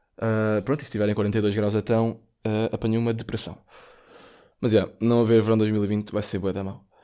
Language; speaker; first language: Portuguese; native; Portuguese